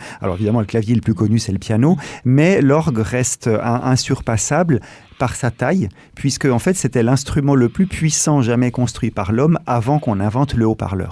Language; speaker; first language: French; native; French